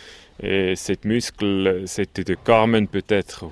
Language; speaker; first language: French; non-native, local second language; German